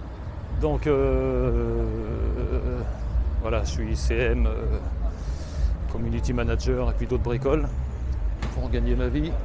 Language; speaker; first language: French; native; French